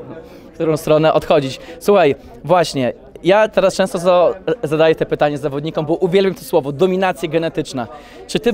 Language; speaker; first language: Polish; native; Polish